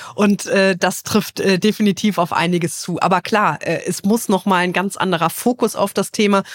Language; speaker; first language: German; native; German